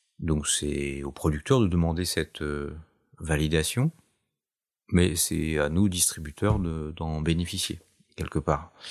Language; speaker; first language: French; native; French